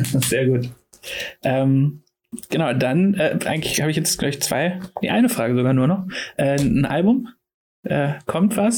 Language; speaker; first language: German; native; German